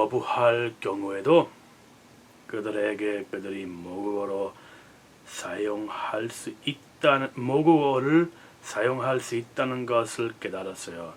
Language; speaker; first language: Korean; non-native, fluent; English